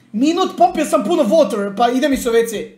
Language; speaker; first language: Bosnian; native; Bosnian